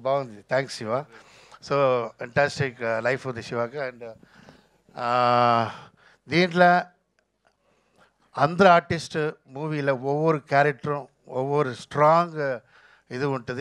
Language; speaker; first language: Telugu; non-native, fluent; Tamil